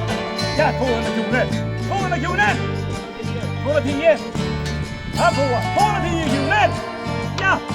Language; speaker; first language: Swedish; native; Swedish